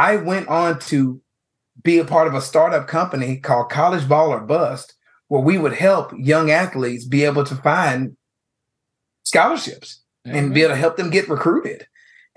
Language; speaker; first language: English; native; English